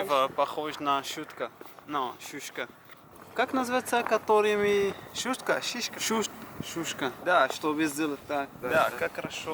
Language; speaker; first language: Russian; non-native, learner; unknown